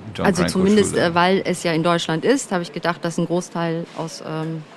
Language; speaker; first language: German; early bilingual, other home language; Turkish